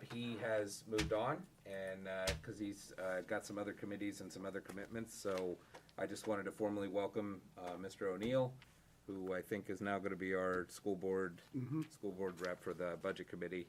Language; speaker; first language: English; native; English